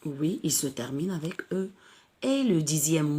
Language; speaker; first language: French; non-native, local second language; Arabic